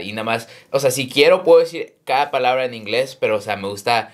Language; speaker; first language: Spanish; early bilingual, heritage; Spanish